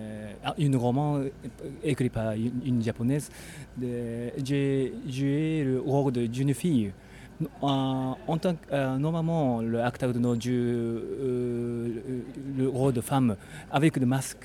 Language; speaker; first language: French; non-native, learner; Japanese